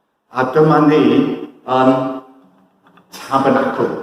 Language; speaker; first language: Welsh; non-native, fluent; English